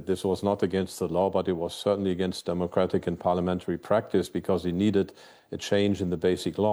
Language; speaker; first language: English; non-native, fluent; German